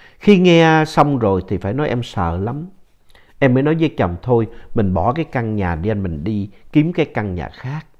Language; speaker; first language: Vietnamese; native; Vietnamese